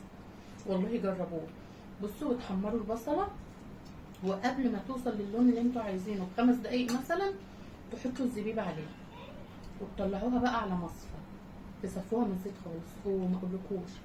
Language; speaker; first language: Arabic; native; Arabic